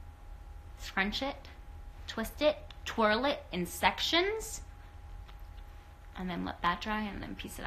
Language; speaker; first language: English; native; English